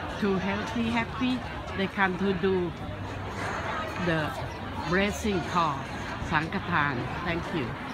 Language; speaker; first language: English; non-native, learner; Thai